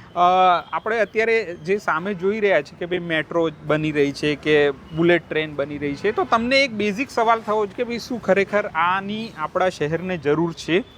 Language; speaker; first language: Gujarati; native; Gujarati